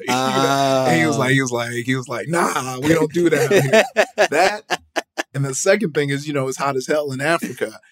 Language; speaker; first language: English; early bilingual, other home language; Yoruba